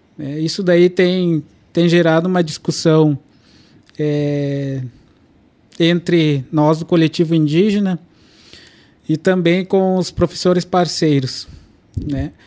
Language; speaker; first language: Portuguese; non-native, local second language; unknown